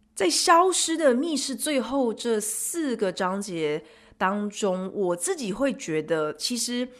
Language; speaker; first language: Chinese; native; Chinese